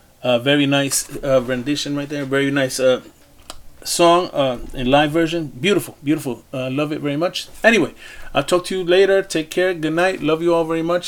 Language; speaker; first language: English; early bilingual, other home language; Spanish